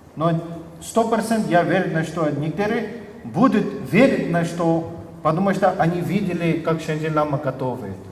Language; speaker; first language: Russian; non-native, learner; English